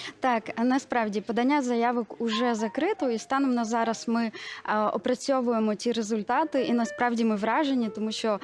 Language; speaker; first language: Ukrainian; native; Ukrainian